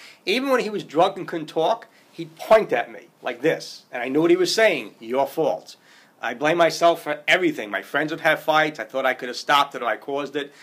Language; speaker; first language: English; native; English